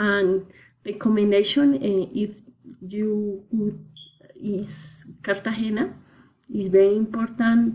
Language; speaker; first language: English; non-native, learner; Spanish